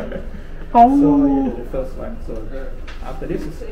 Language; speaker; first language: English; non-native, learner; Thai